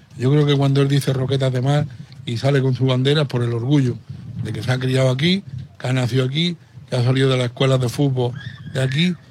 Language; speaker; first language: Spanish; native; Spanish